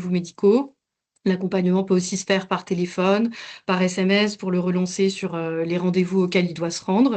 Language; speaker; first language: French; native; French